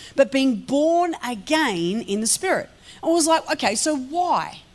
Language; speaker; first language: English; native; English